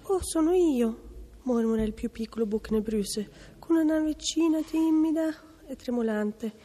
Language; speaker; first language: Italian; non-native, fluent; Norwegian